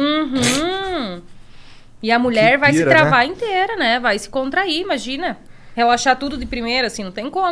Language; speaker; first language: Portuguese; native; Portuguese